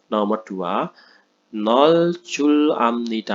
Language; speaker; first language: Korean; non-native, fluent; Indonesian